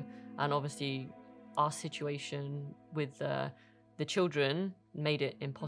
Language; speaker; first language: English; native; English